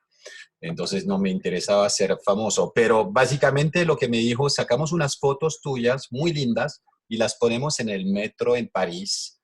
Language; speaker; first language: Spanish; non-native, fluent; French